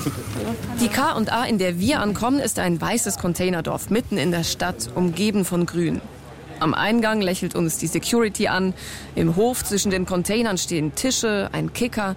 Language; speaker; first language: German; native; German